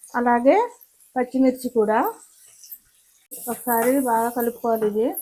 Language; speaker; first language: Telugu; native; Telugu